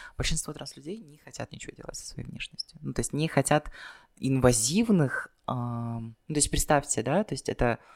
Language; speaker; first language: Russian; native; Russian